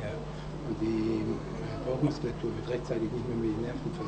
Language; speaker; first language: German; native; German